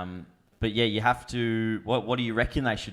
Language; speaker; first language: English; native; English